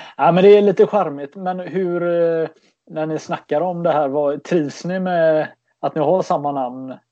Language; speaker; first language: Swedish; native; Swedish